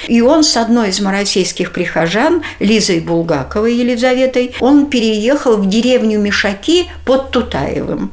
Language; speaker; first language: Russian; native; Russian